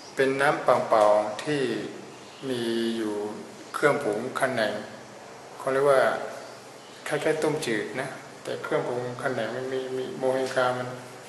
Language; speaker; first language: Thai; non-native, fluent; Burmese